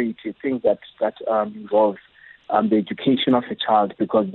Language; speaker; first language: English; non-native, local second language; Xhosa